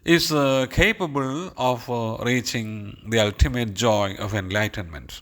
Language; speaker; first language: English; non-native, local second language; Malayalam